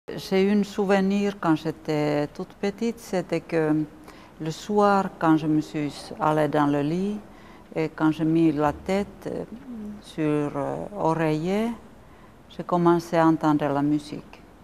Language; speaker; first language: French; non-native, fluent; Finnish